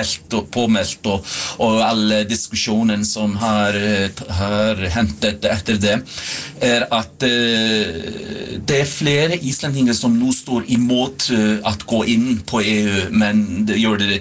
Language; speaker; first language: Swedish; non-native, fluent; Icelandic